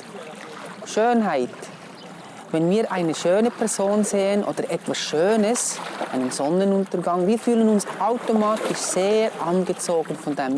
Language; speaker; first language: German; non-native, fluent; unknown